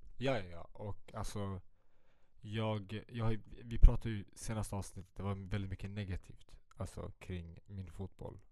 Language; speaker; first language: Swedish; early bilingual, other home language; Central Kurdish